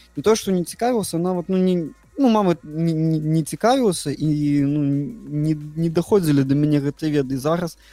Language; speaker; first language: Belarusian; non-native, local second language; Russian